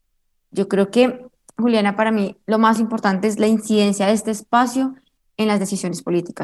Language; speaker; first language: Spanish; native; Spanish